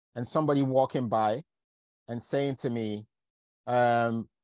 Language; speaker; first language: English; native; English